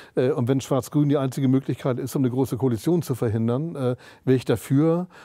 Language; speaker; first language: German; native; German